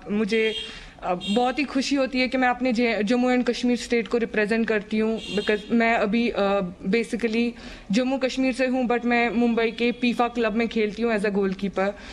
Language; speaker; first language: Hindi; native; Hindi